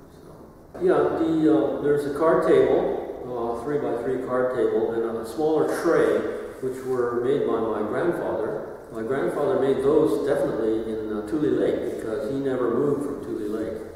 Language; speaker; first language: English; native; English